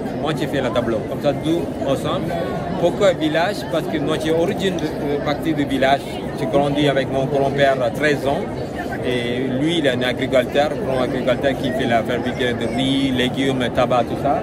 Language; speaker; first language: French; non-native, learner; Tamil